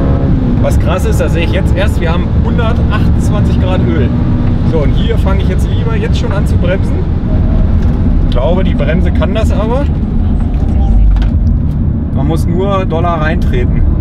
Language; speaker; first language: German; native; German